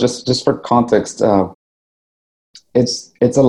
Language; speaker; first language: English; non-native, fluent; Portuguese